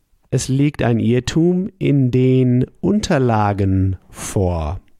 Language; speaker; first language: German; native; German